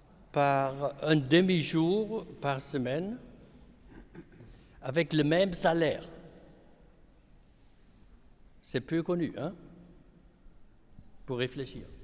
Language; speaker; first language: French; non-native, fluent; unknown